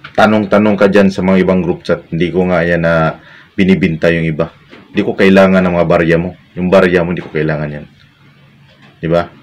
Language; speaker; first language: Filipino; non-native, local second language; Cebuano